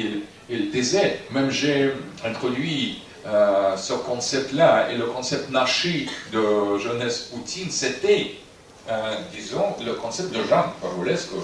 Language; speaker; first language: French; non-native, fluent; Russian